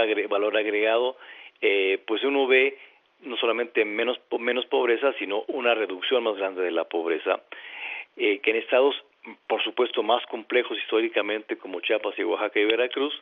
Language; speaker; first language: Spanish; native; Spanish